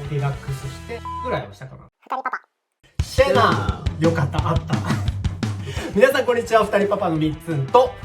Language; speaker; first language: Japanese; native; Japanese